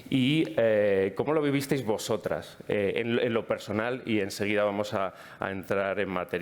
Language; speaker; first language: Spanish; native; Spanish